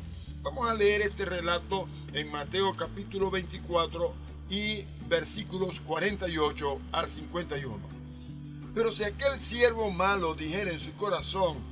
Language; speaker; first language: Spanish; native; Spanish